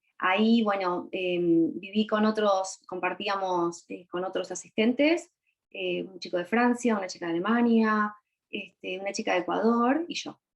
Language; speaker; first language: Spanish; native; Spanish